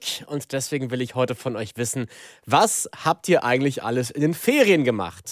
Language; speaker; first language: German; native; German